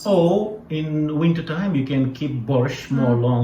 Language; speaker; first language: English; non-native, learner; Russian